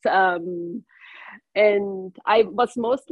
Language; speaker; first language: English; non-native, fluent; German